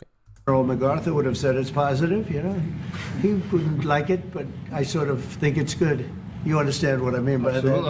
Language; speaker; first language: English; native; English